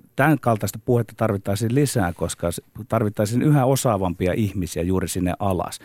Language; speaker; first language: Finnish; native; Finnish